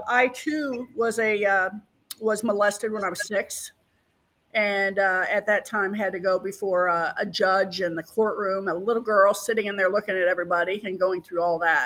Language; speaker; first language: English; native; English